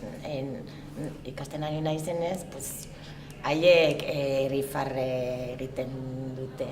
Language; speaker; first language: Basque; non-native, learner; French